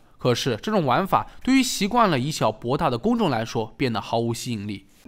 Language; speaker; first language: Chinese; native; Chinese